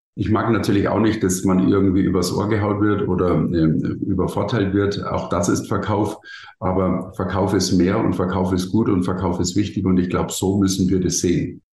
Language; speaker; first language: German; native; German